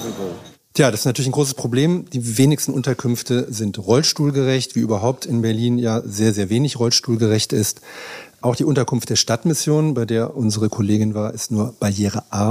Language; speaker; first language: German; native; German